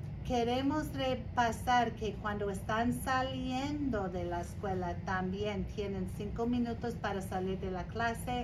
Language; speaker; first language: Spanish; non-native, learner; English